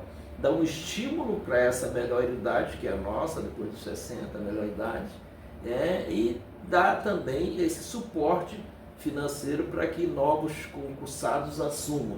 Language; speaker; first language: Portuguese; native; Portuguese